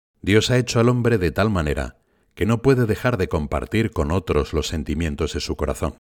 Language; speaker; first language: Spanish; native; Spanish